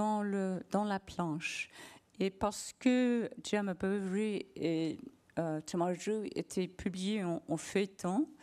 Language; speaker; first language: French; non-native, learner; English